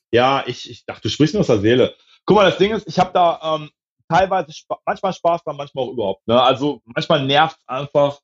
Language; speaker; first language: German; native; German